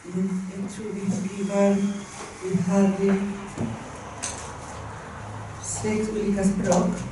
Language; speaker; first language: Swedish; non-native, fluent; Spanish